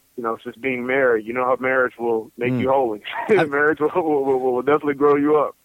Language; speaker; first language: English; native; English